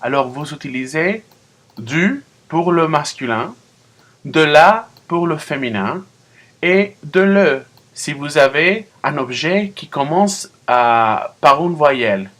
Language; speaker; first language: French; non-native, fluent; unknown